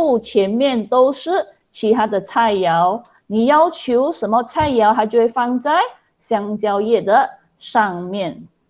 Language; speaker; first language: Chinese; non-native, local second language; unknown